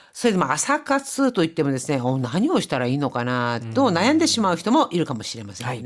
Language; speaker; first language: Japanese; non-native, fluent; Korean